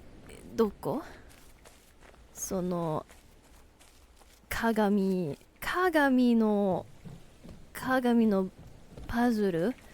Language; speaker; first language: Japanese; non-native, learner; English